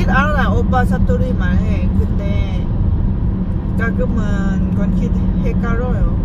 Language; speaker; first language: Korean; non-native, learner; Lao